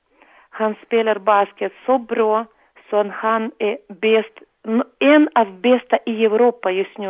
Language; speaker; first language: Swedish; non-native, fluent; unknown